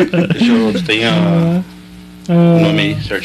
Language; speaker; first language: Portuguese; native; Portuguese